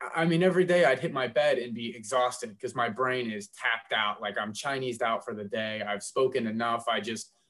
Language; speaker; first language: English; native; English